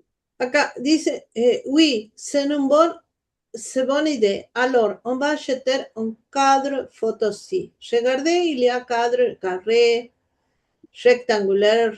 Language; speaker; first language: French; non-native, learner; Spanish